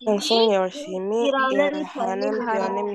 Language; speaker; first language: Korean; non-native, learner; Indonesian